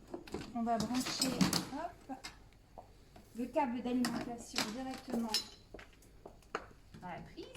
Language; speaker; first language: French; native; French